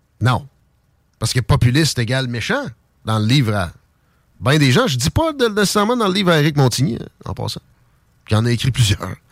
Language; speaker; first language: French; native; French